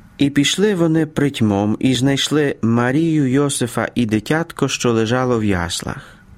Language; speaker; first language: Ukrainian; native; Ukrainian